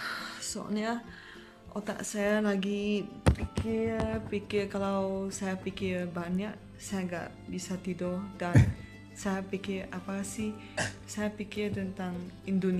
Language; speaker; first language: Indonesian; non-native, fluent; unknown